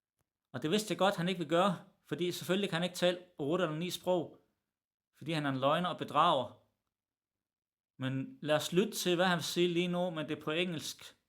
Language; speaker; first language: Danish; early bilingual, other home language; Arabic